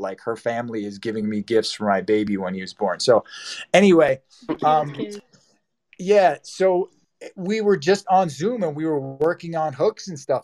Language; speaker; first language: English; native; English